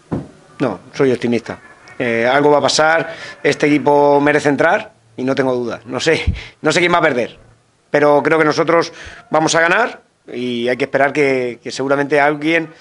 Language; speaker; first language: Spanish; native; Spanish